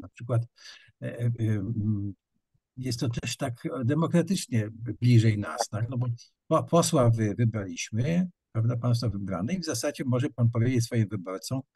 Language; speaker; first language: Polish; native; Polish